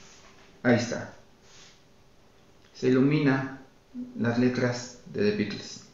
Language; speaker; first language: Spanish; native; Spanish